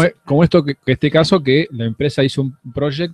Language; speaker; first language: Spanish; native; Spanish